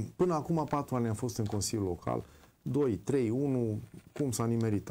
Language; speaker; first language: Romanian; non-native, local second language; Hungarian